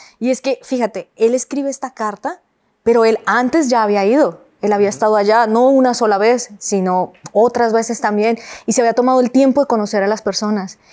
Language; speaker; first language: Spanish; native; Spanish